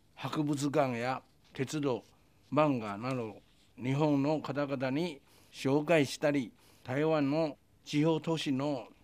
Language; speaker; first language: Japanese; non-native, fluent; Chinese